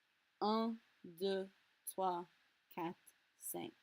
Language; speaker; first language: French; non-native, fluent; English